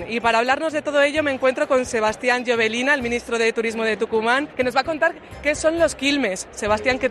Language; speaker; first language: Spanish; native; Spanish